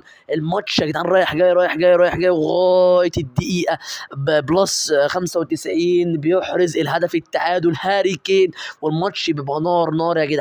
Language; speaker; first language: Arabic; native; Arabic